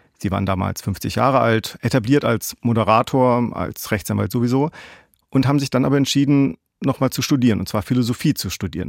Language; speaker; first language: German; native; German